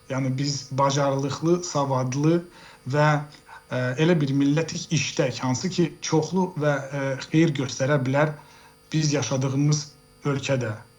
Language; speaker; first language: Azerbaijani; early bilingual, heritage; Azerbaijani